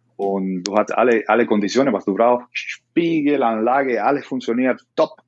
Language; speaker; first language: German; non-native, fluent; Spanish